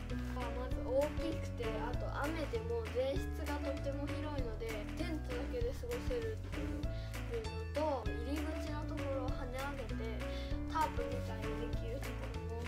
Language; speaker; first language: Japanese; native; Japanese